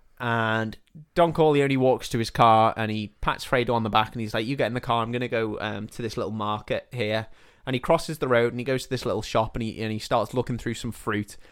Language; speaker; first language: English; native; English